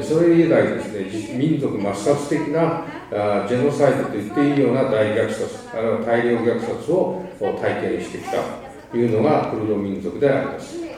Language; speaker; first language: Japanese; native; Japanese